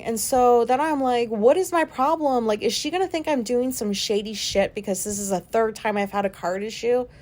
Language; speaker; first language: English; native; English